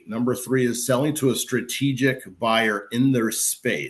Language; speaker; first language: English; native; English